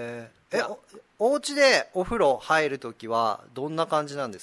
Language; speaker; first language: Japanese; native; Japanese